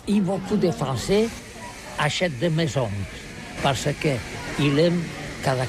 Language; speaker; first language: French; non-native, learner; Catalan